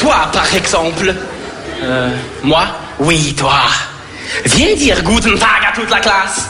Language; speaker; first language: French; native; French